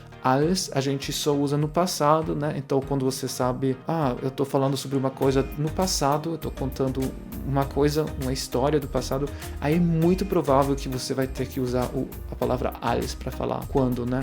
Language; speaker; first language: Portuguese; non-native, fluent; German